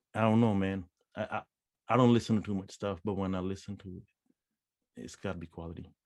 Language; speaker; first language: English; non-native, local second language; Punjabi